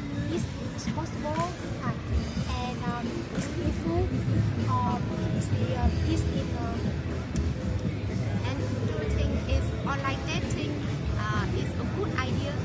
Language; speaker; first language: English; non-native, learner; Vietnamese